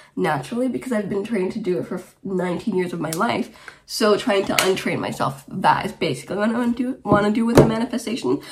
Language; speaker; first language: English; early bilingual, other home language; Romanian